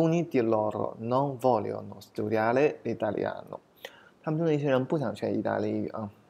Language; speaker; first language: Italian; non-native, fluent; Chinese